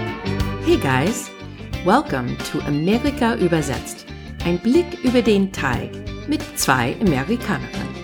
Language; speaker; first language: German; non-native, fluent; English